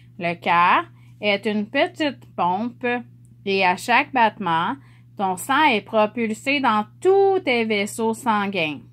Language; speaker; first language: French; native; French